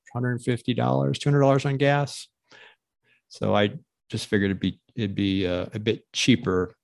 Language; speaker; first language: English; native; English